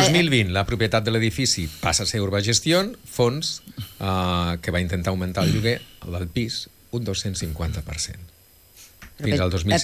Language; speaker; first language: Catalan; native; Catalan